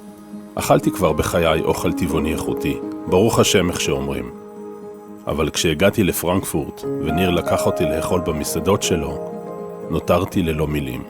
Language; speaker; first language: Hebrew; native; Hebrew